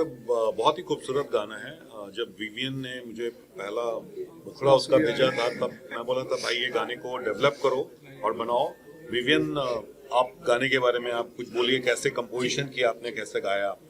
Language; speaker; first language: Hindi; native; Hindi